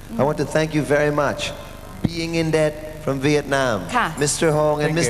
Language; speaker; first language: English; non-native, fluent; Thai